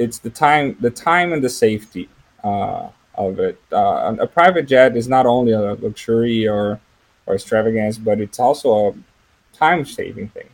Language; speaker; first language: English; non-native, fluent; Portuguese